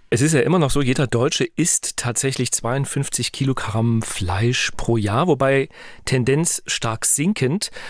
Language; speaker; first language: German; native; German